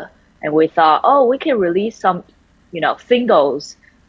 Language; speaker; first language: English; non-native, fluent; Chinese